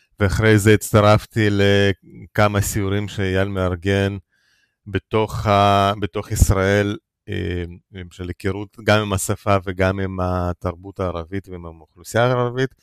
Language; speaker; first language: Hebrew; non-native, fluent; Russian